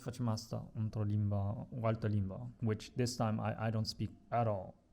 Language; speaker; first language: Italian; non-native, fluent; Japanese